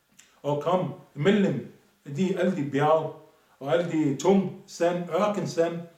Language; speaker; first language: Danish; non-native, fluent; Arabic